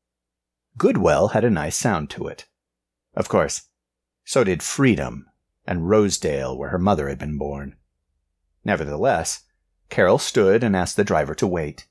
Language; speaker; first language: English; native; English